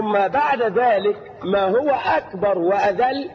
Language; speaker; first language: Arabic; native; Arabic